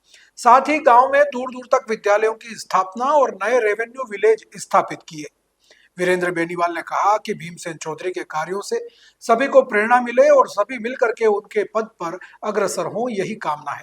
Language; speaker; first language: Hindi; native; Hindi